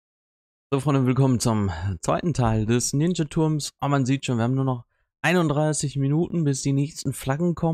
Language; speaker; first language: German; native; German